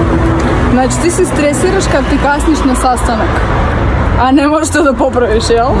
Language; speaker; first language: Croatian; non-native, learner; Russian